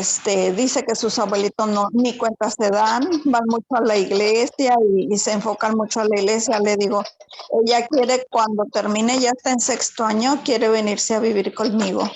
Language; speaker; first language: Spanish; native; Spanish